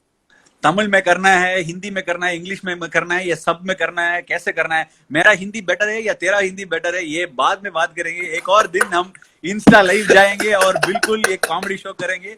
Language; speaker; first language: Hindi; non-native, local second language; Tamil